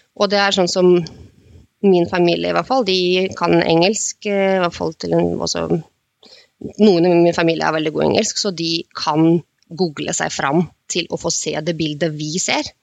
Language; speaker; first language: Norwegian; non-native, fluent; Russian